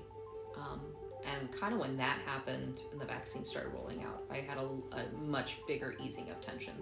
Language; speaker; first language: English; native; English